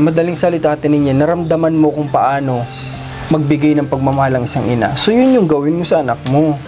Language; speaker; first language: Filipino; native; Filipino